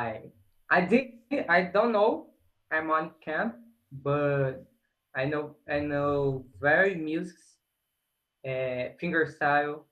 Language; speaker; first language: English; non-native, learner; Portuguese